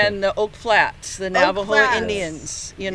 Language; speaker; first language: English; native; English